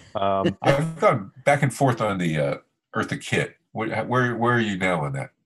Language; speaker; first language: English; native; English